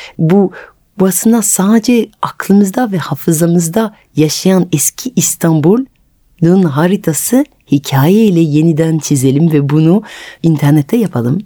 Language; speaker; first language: Turkish; non-native, fluent; French